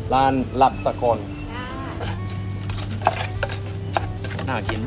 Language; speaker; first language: Thai; non-native, learner; English